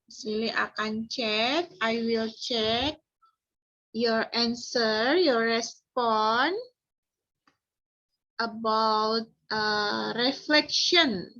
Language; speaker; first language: English; non-native, fluent; Indonesian